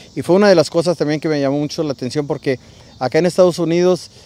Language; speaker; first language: Spanish; native; Spanish